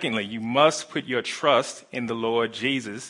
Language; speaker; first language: English; native; English